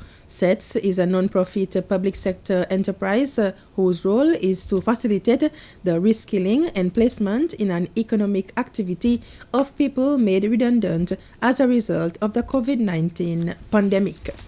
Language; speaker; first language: English; non-native, local second language; Seselwa Creole French